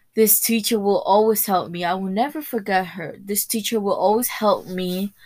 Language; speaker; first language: English; early bilingual, other home language; Spanish